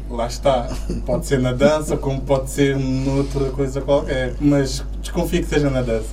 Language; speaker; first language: Portuguese; early bilingual, other home language; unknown